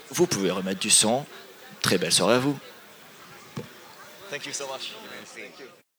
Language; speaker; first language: French; native; French